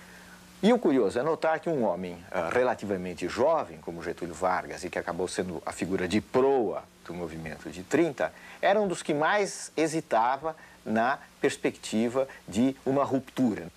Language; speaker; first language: Portuguese; native; Portuguese